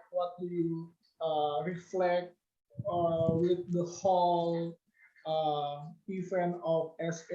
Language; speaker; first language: English; non-native, learner; Indonesian